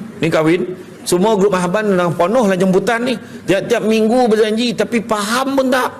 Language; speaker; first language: Malay; native; Malay